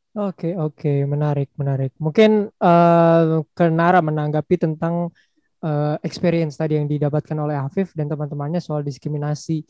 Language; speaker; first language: Indonesian; native; Indonesian